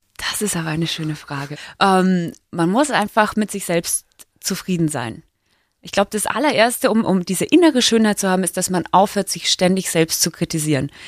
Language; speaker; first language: German; native; German